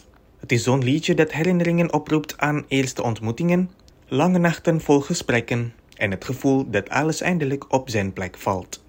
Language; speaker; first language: Dutch; non-native, fluent; Indonesian